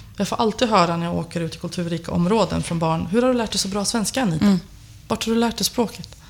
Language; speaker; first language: Swedish; early bilingual, other home language; Albanian